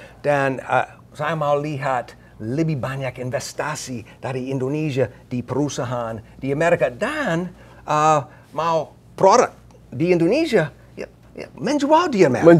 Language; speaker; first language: Indonesian; non-native, learner; English